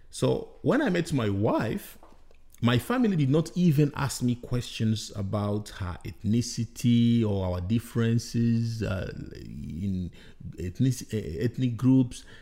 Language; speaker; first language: English; non-native, fluent; Bembe